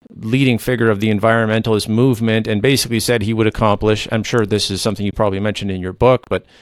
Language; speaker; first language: English; non-native, fluent; Low German